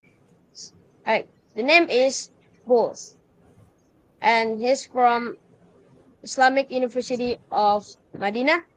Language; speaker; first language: English; non-native, learner; Indonesian